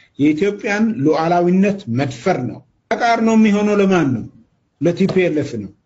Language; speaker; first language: Amharic; non-native, local second language; Oromo